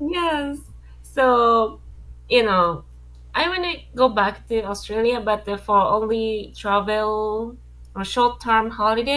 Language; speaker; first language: English; non-native, learner; Japanese